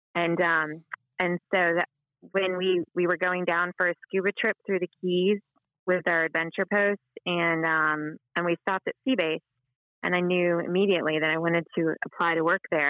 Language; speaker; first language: English; native; English